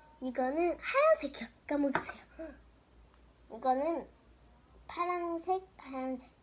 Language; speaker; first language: Korean; early bilingual, heritage; Korean